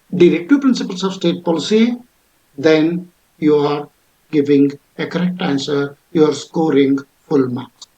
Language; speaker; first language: English; non-native, local second language; Kannada